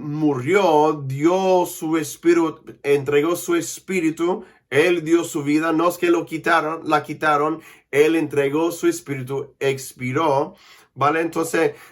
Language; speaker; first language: Spanish; non-native, fluent; English